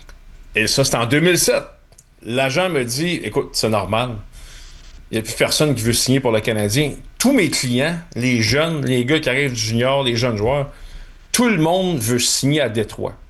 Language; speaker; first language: French; native; French